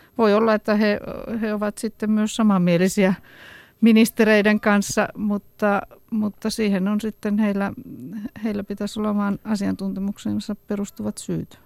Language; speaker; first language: Finnish; native; Finnish